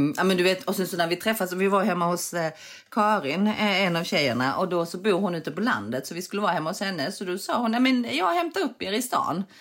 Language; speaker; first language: Swedish; early bilingual, other home language; Korean